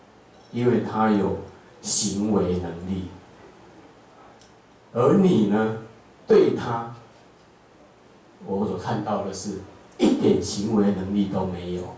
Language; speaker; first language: Chinese; native; Chinese